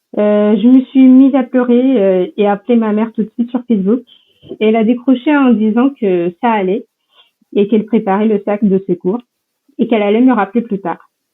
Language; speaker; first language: French; non-native, fluent; Russian